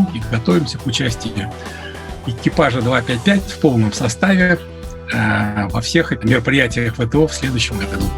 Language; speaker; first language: Russian; native; Russian